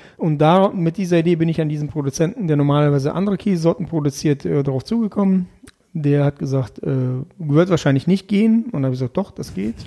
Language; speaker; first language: German; early bilingual, other home language; Russian